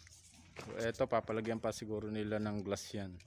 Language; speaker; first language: Filipino; native; Filipino